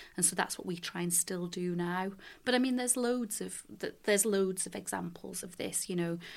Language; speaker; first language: English; native; English